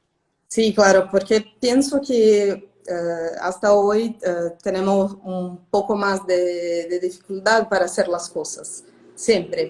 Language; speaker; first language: Spanish; non-native, fluent; Portuguese